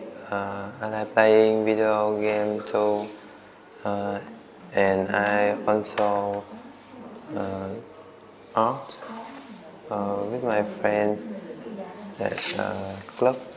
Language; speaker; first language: English; non-native, learner; Vietnamese